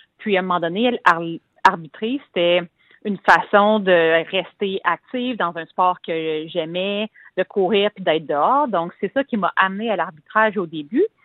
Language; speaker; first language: French; native; French